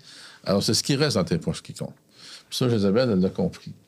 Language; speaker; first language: French; native; French